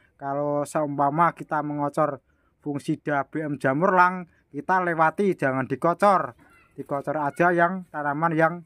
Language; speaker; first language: Indonesian; non-native, local second language; Javanese